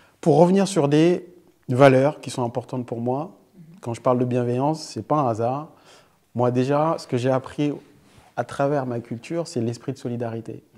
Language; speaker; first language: French; early bilingual, other home language; Fula